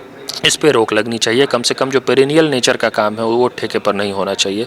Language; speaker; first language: Hindi; native; Hindi